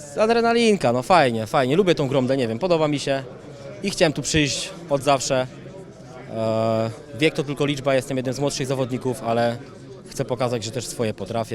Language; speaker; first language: Polish; native; Polish